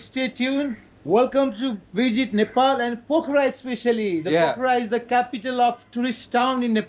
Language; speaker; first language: English; non-native, fluent; Nepali